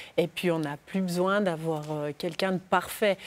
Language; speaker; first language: French; native; French